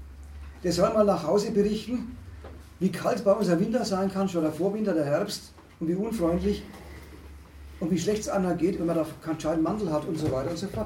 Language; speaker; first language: German; native; German